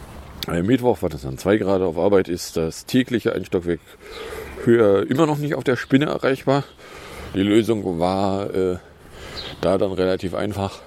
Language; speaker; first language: German; native; German